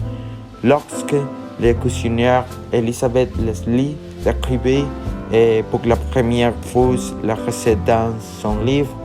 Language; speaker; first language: French; non-native, learner; Spanish